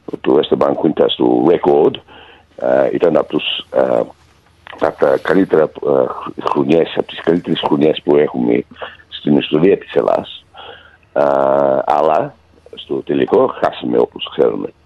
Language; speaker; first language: Greek; early bilingual, heritage; Greek